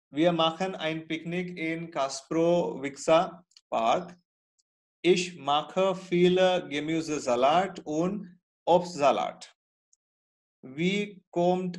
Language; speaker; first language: German; non-native, fluent; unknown